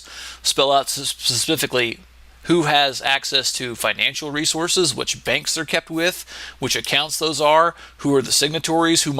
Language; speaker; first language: English; native; English